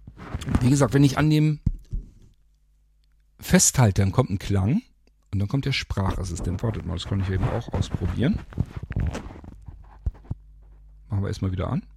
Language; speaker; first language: German; native; German